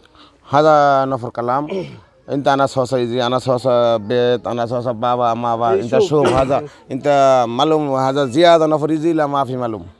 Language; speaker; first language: Arabic; non-native, learner; Bangla